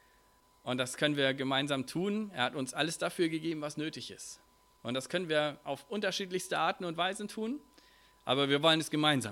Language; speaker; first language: German; native; German